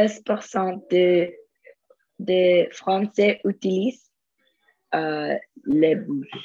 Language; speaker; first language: French; non-native, learner; Spanish